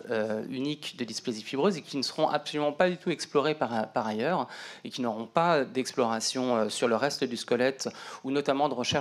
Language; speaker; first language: French; native; French